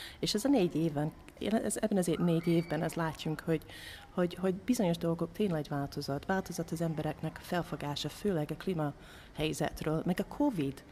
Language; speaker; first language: Hungarian; non-native, fluent; English